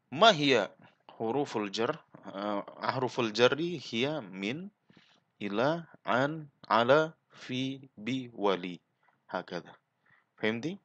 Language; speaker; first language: Arabic; non-native, fluent; Malay